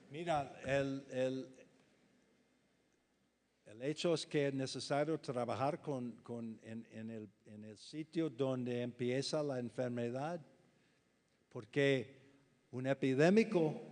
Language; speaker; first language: Spanish; non-native, fluent; English